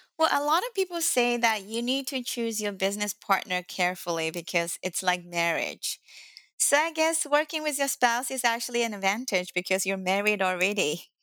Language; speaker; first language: English; non-native, fluent; Chinese